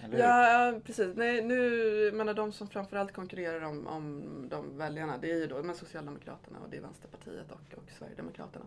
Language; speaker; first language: Swedish; native; Swedish